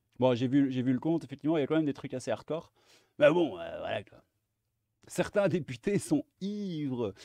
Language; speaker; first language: French; native; French